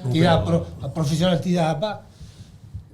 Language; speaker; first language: Indonesian; non-native, learner; Spanish